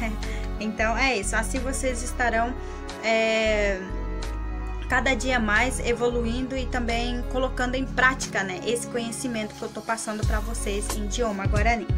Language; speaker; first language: Portuguese; non-native, local second language; Guarani